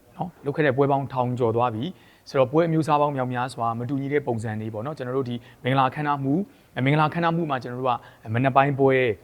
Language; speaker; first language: Burmese; native; Burmese